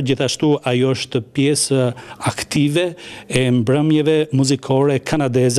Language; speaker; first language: Albanian; native; Albanian